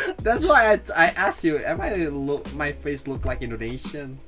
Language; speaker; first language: English; non-native, learner; Indonesian